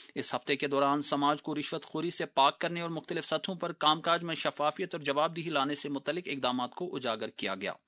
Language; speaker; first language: Urdu; non-native, local second language; Kashmiri